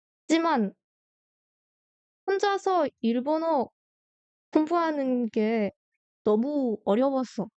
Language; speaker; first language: Korean; non-native, learner; French